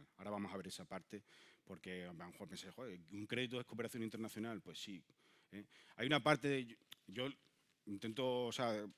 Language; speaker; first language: Spanish; native; Spanish